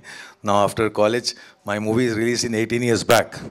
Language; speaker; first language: Telugu; non-native, learner; Hindi